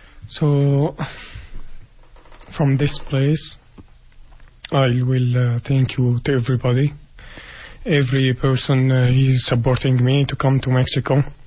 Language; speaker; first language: English; non-native, learner; Arabic